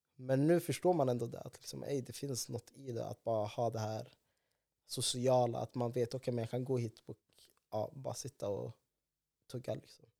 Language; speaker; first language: Swedish; early bilingual, other home language; Somali